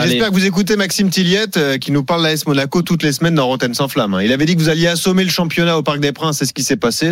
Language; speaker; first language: French; native; French